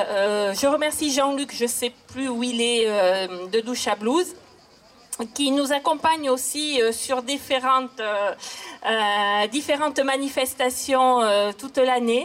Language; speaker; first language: French; native; French